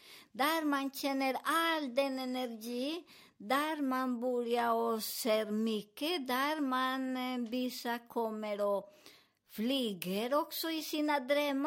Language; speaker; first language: Swedish; non-native, learner; Spanish